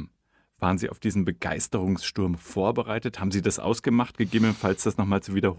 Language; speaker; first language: German; native; German